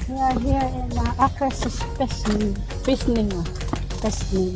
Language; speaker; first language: English; non-native, learner; Filipino